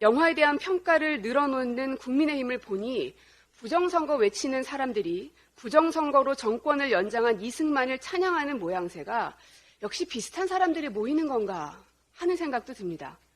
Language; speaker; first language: Korean; native; Korean